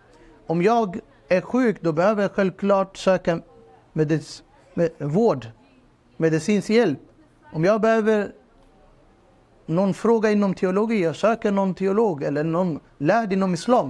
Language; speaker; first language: Swedish; non-native, fluent; Urdu